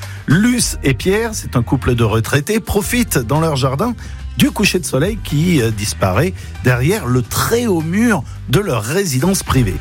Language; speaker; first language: French; native; French